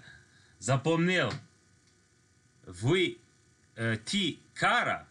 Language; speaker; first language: Russian; non-native, learner; English